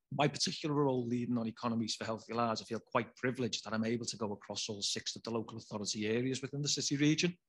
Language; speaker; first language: English; native; English